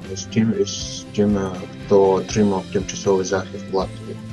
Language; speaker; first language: Ukrainian; non-native, fluent; Latvian